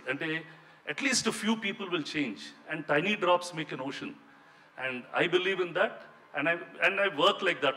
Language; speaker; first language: Telugu; native; Telugu